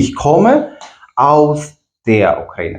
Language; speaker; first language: German; non-native, fluent; Ukrainian